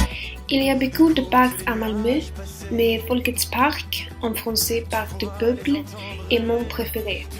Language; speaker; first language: French; non-native, learner; Swedish